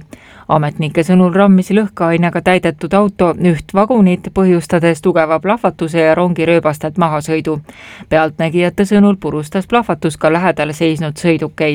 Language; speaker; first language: Estonian; native; Estonian